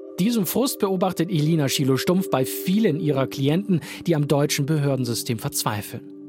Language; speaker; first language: German; native; German